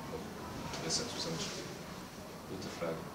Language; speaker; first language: German; non-native, learner; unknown